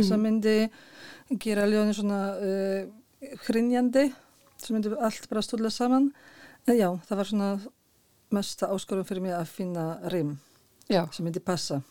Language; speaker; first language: Icelandic; non-native, fluent; Polish